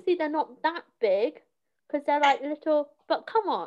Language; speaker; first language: English; early bilingual, other home language; Cantonese